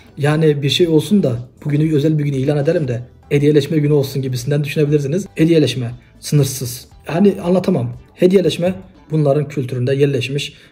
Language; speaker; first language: Turkish; native; Turkish